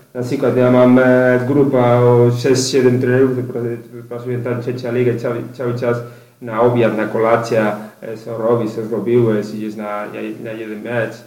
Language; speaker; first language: Polish; non-native, learner; Spanish